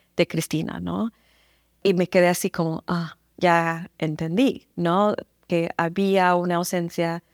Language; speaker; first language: Spanish; non-native, fluent; English